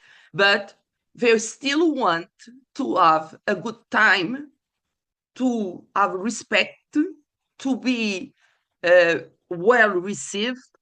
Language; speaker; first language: English; non-native, fluent; Portuguese